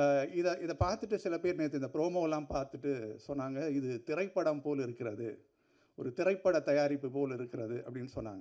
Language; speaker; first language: Tamil; native; Tamil